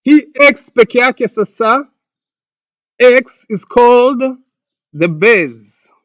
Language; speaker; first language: English; non-native, local second language; Swahili